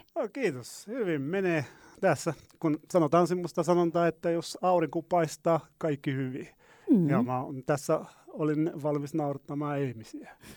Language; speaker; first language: Finnish; non-native, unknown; Arabic